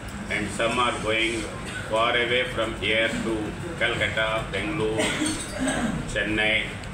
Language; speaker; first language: English; non-native, local second language; Telugu